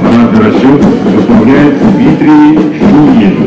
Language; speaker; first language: Russian; native; Russian